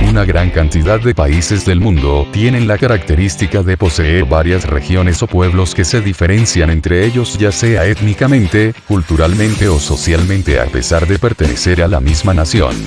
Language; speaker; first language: Spanish; native; Spanish